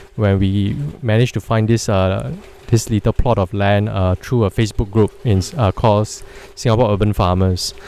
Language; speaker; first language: English; non-native, local second language; Chinese